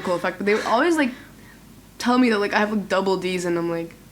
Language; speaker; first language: English; native; English